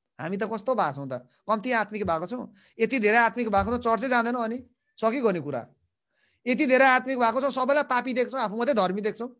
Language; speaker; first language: Nepali; native; Nepali